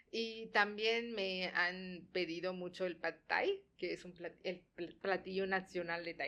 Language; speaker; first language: Spanish; non-native, fluent; Tamil